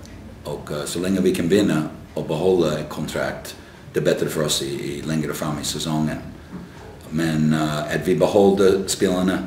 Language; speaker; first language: Swedish; non-native, fluent; English